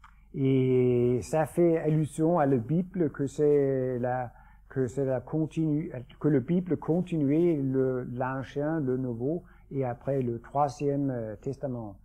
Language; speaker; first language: French; non-native, fluent; Danish